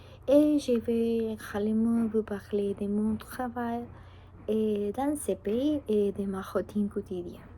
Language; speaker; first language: French; non-native, learner; Spanish